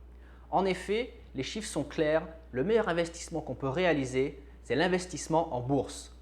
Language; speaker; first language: French; native; French